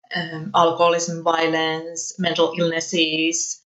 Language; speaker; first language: English; non-native, fluent; Finnish